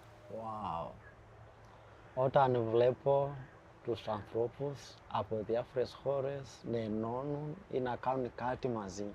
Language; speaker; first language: Greek; non-native, fluent; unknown